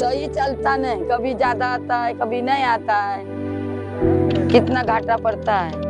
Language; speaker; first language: Hindi; non-native, local second language; Marathi